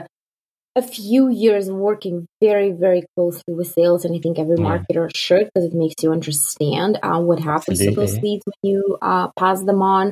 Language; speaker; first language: English; non-native, fluent; Russian